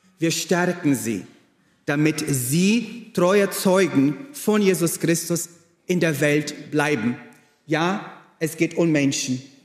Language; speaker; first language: German; non-native, fluent; Portuguese